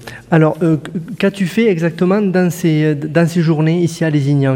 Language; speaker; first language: French; native; French